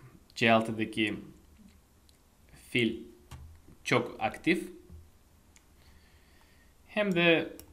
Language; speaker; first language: Turkish; non-native, fluent; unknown